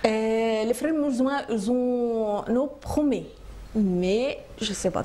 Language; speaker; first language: French; non-native, learner; Arabic